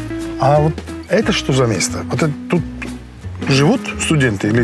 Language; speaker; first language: Russian; non-native, fluent; Finnish